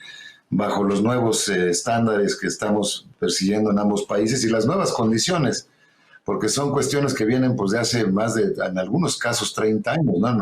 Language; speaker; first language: Spanish; native; Spanish